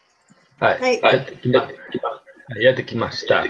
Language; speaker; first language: Japanese; non-native, learner; Spanish